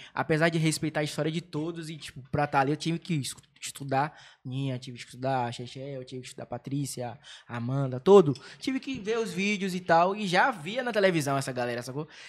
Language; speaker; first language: Portuguese; native; Portuguese